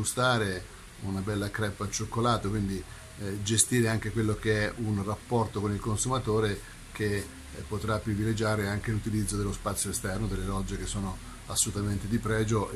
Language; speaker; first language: Italian; native; Italian